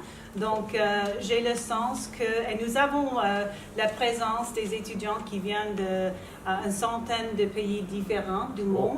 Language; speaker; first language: French; non-native, local second language; English